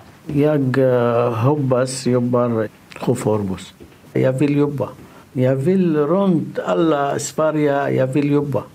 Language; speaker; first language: Swedish; non-native, learner; Arabic